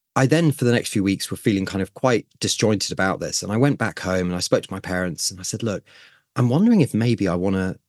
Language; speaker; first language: English; native; English